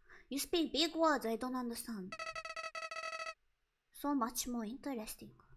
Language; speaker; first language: English; non-native, learner; Japanese